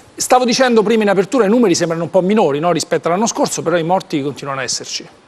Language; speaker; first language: Italian; native; Italian